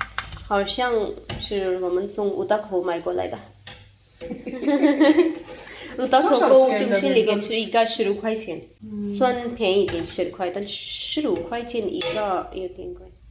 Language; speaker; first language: Chinese; non-native, fluent; Urdu